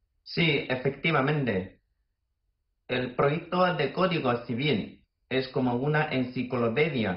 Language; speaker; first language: Spanish; non-native, fluent; Chinese